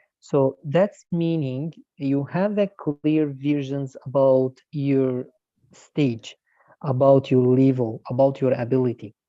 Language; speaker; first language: English; non-native, learner; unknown